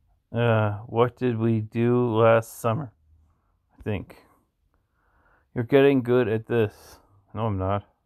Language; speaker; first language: English; native; English